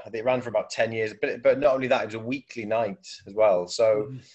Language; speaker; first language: English; native; English